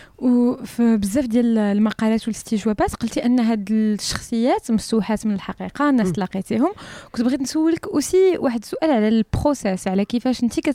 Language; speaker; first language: Arabic; native; Arabic